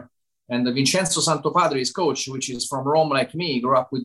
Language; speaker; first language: English; non-native, fluent; Italian